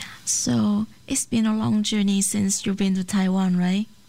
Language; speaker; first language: English; non-native, fluent; Chinese